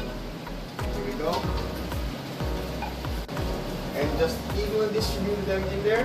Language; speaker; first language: English; native; English